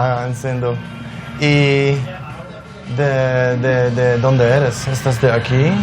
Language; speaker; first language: Spanish; non-native, learner; Polish